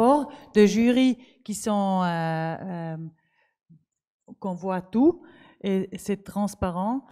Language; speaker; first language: French; non-native, learner; German